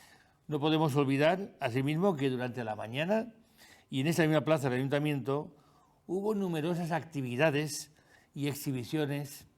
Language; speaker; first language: Spanish; native; Spanish